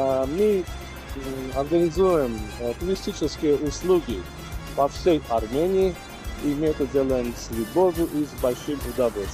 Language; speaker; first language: Russian; non-native, local second language; Armenian